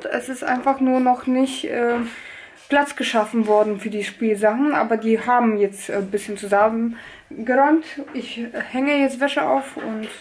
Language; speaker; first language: German; native; German